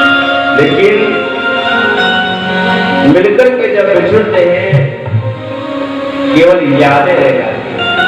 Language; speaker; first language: Hindi; native; Hindi